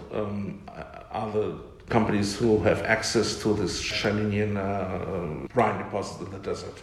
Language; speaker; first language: English; non-native, fluent; German